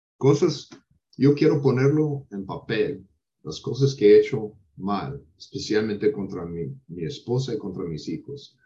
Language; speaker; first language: Spanish; non-native, fluent; English